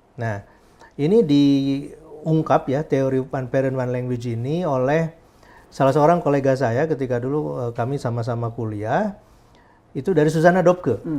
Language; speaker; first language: Indonesian; non-native, local second language; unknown